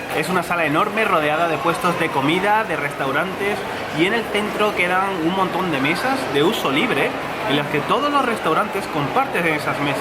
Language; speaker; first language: Spanish; native; Spanish